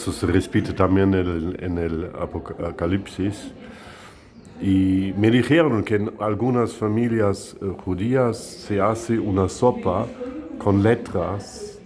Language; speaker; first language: Spanish; non-native, fluent; German